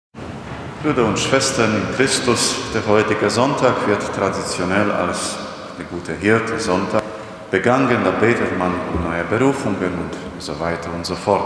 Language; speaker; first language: German; non-native, fluent; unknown